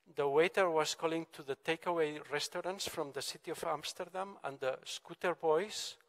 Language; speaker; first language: English; non-native, fluent; Catalan